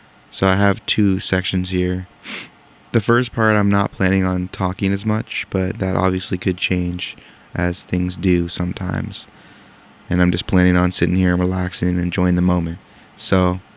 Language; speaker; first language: English; native; English